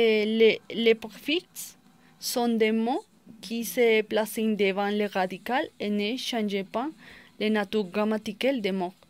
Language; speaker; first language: French; non-native, learner; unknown